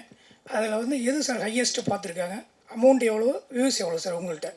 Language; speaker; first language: Tamil; native; Tamil